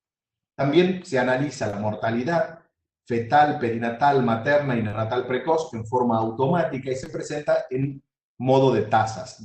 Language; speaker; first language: Spanish; native; Spanish